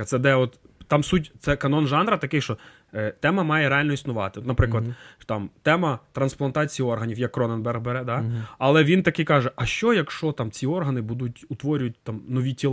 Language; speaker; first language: Ukrainian; native; Ukrainian